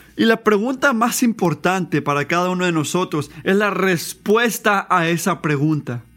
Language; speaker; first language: Spanish; non-native, fluent; English